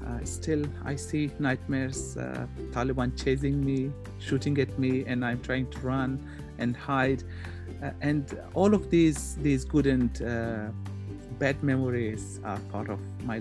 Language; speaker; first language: English; non-native, local second language; Hazaragi